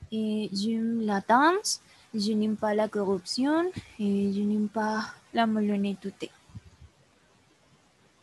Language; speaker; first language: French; non-native, learner; Spanish